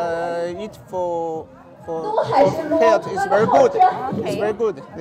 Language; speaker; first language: English; non-native, learner; Chinese